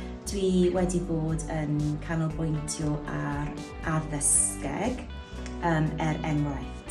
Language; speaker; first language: Welsh; non-native, local second language; English